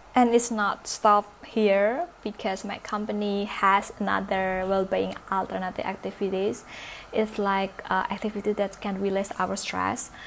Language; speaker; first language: English; non-native, learner; Indonesian